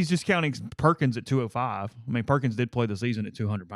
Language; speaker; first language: English; native; English